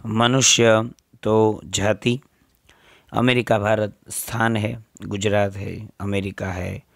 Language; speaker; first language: Hindi; non-native, local second language; Gujarati